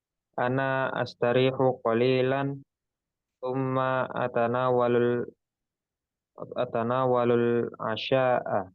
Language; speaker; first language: Arabic; non-native, learner; Indonesian